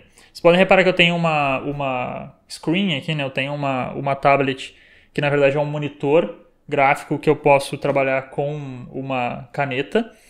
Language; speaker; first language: Portuguese; native; Portuguese